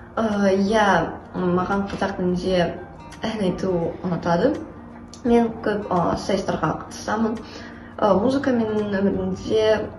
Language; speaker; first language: Kazakh; non-native, local second language; Russian